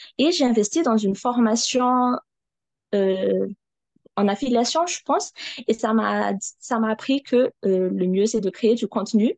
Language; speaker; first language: French; non-native, local second language; Malagasy